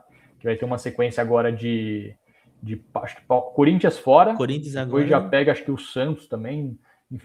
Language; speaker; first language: Portuguese; native; Portuguese